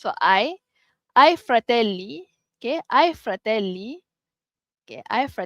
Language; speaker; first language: Italian; non-native, learner; Malay